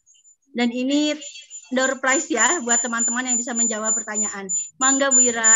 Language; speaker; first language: Indonesian; native; Indonesian